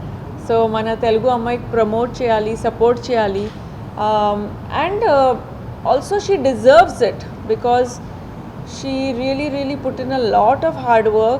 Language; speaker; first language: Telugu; non-native, fluent; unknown